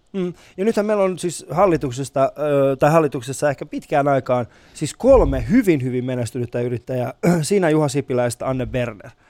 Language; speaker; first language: Finnish; early bilingual, other home language; Persian